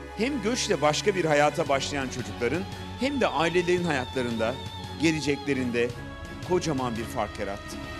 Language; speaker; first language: Turkish; native; Turkish